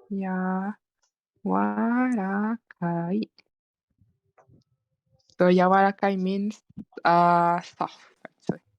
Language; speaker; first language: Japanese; non-native, fluent; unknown